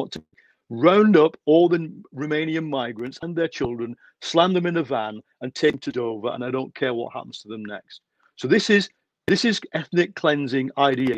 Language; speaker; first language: English; native; English